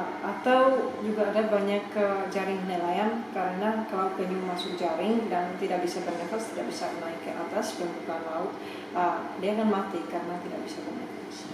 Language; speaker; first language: Indonesian; non-native, fluent; Czech